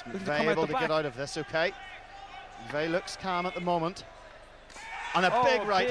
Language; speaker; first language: English; native; English